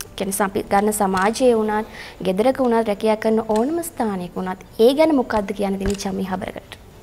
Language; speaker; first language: Sinhala; native; Sinhala